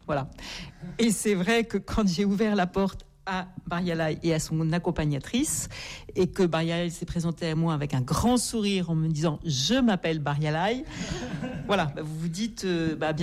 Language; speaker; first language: French; native; French